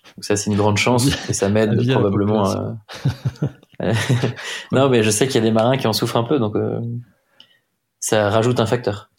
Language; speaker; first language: French; native; French